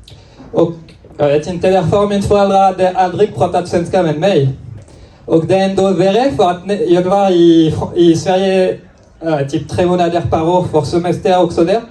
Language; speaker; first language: Swedish; non-native, learner; French